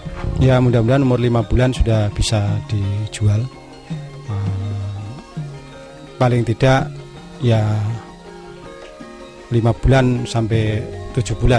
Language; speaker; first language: Indonesian; non-native, local second language; Javanese